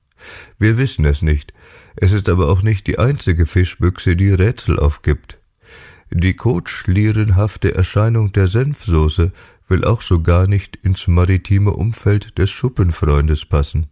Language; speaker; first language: German; native; German